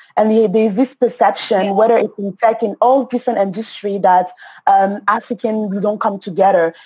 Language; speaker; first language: English; non-native, local second language; French